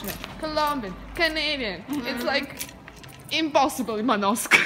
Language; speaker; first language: English; non-native, learner; Russian